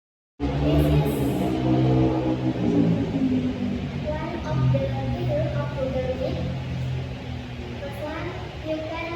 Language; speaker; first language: English; non-native, learner; Indonesian